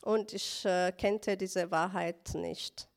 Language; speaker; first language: German; non-native, learner; Tigrinya